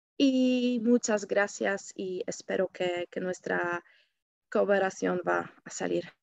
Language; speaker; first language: Spanish; non-native, fluent; Polish